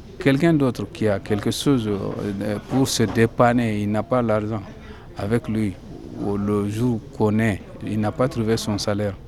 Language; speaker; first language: French; non-native, local second language; Soninke